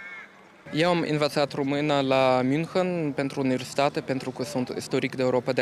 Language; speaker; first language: Romanian; non-native, learner; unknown